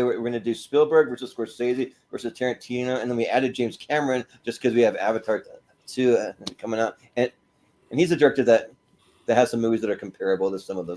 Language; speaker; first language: English; native; English